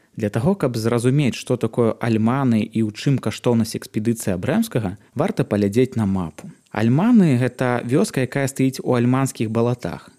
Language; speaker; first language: Belarusian; native; Belarusian